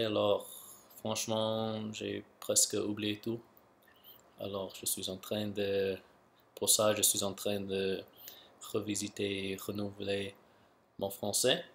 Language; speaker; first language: French; non-native, local second language; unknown